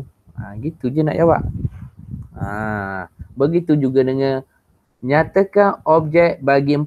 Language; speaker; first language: Malay; native; Malay